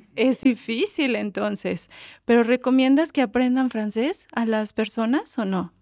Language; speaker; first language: Spanish; native; Spanish